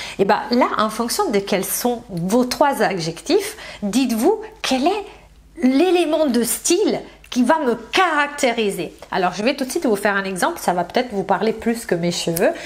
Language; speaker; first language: French; non-native, fluent; Italian